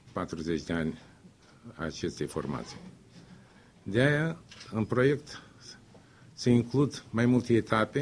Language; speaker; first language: Romanian; non-native, local second language; Russian